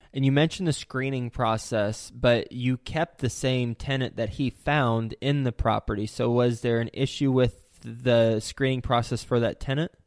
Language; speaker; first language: English; native; English